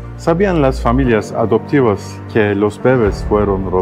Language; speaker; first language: Spanish; non-native, learner; Turkish